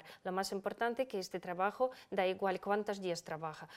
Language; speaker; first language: Spanish; non-native, fluent; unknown